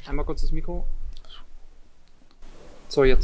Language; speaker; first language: German; native; German